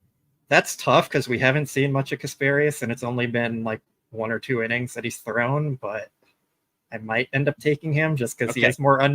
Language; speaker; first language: English; native; English